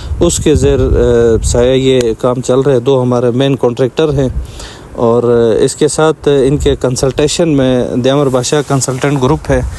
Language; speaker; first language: Urdu; non-native, local second language; Shina